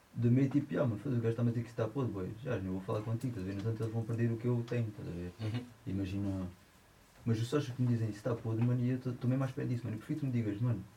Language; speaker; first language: Portuguese; early bilingual, heritage; French